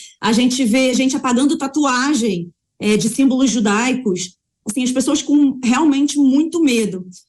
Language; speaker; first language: Portuguese; native; Portuguese